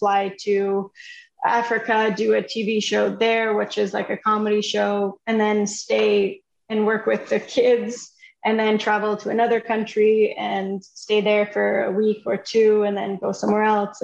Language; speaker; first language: English; native; English